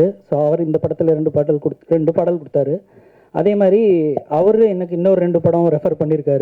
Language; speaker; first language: Tamil; native; Tamil